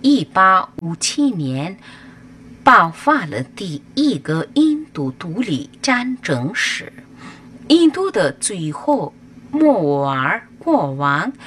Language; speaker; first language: Chinese; non-native, learner; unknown